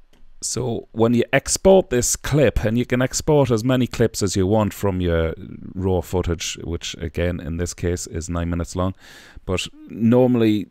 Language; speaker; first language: English; native; English